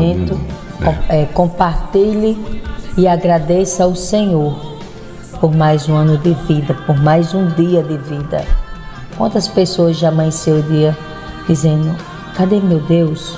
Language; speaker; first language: Portuguese; native; Portuguese